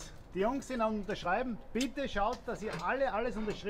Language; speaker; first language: German; native; German